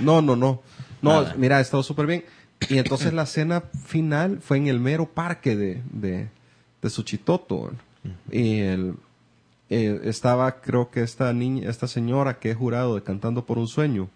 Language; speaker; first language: Spanish; native; Spanish